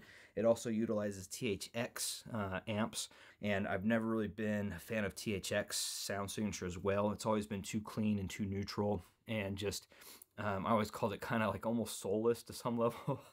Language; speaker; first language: English; native; English